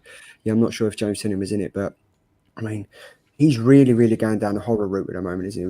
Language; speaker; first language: English; native; English